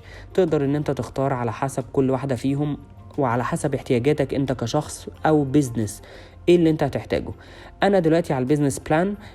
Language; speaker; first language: Arabic; native; Arabic